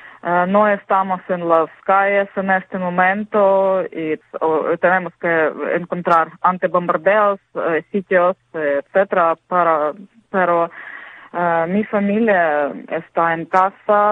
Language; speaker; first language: Spanish; non-native, learner; Ukrainian